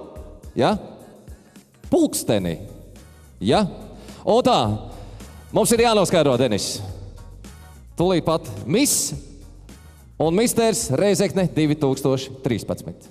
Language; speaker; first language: Latvian; native; Latvian